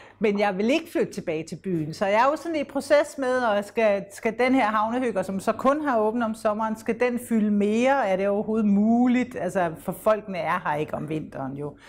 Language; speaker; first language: Danish; native; Danish